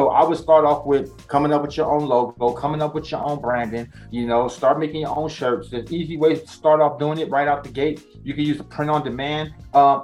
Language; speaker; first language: English; native; English